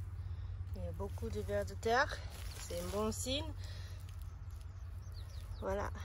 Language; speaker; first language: French; non-native, fluent; English